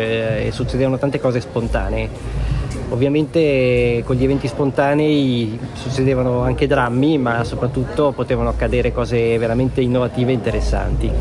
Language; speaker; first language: Italian; native; Italian